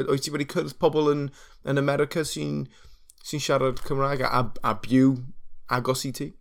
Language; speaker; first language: Welsh; non-native, learner; English